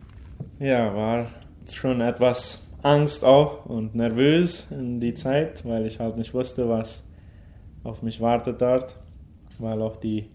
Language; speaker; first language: German; early bilingual, heritage; German